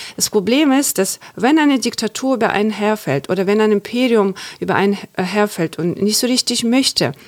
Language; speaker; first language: German; non-native, fluent; Ukrainian